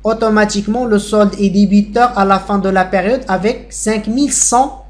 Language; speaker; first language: French; non-native, local second language; Arabic